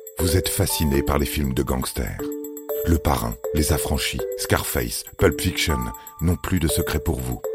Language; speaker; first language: French; native; French